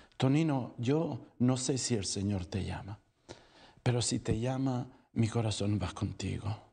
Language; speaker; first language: Spanish; non-native, fluent; Italian